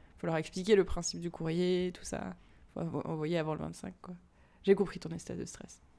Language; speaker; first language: French; native; French